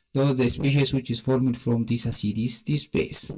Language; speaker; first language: English; non-native, local second language; Amharic